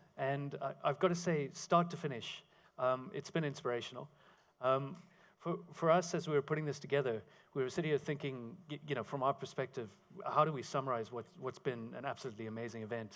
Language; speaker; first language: English; native; English